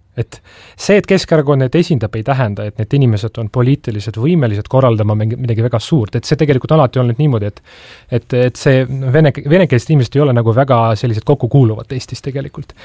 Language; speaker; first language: Estonian; non-native, local second language; Russian